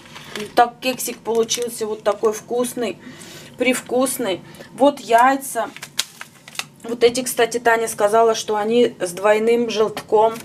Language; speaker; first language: Russian; native; Russian